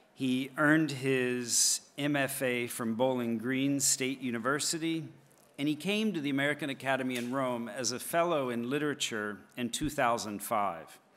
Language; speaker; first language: English; native; English